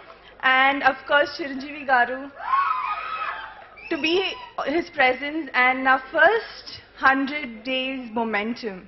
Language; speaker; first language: Telugu; non-native, fluent; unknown